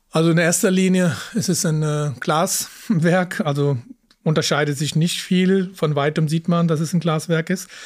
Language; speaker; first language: German; early bilingual, other home language; Punjabi